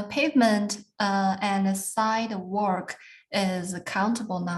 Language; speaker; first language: English; non-native, learner; Chinese